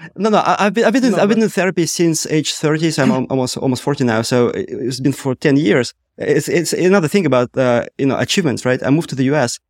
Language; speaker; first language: English; non-native, fluent; Russian